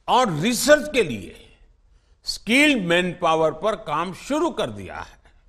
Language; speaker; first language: Hindi; non-native, local second language; Gujarati